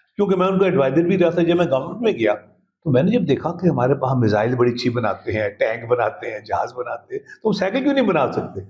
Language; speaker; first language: Urdu; native; Urdu